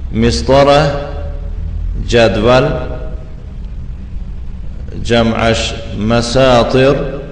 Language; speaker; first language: Arabic; non-native, fluent; Tajik